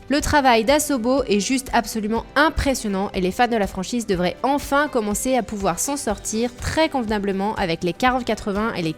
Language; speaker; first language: French; native; French